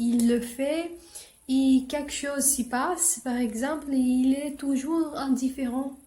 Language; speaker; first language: French; non-native, learner; English